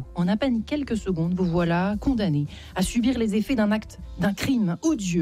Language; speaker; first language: French; native; French